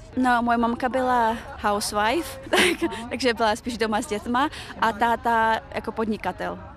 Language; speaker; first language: Czech; early bilingual, other home language; Chechen